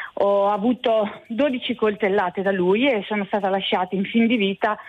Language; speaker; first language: Italian; native; Italian